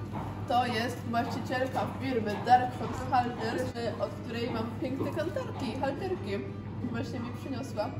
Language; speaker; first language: Polish; native; Polish